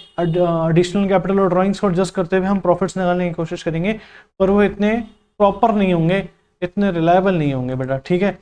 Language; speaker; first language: Hindi; native; Hindi